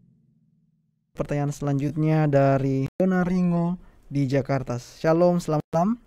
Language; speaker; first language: Indonesian; native; Indonesian